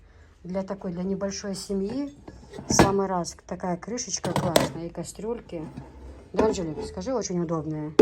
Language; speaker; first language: Russian; non-native, local second language; Chechen